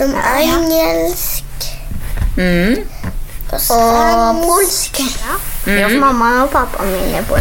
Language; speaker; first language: Norwegian; early bilingual, other home language; Polish